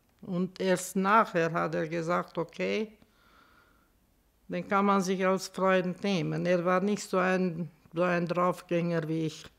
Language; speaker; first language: German; non-native, fluent; Romanian